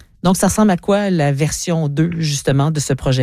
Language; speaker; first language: French; native; French